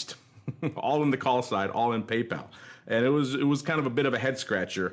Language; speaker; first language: English; native; English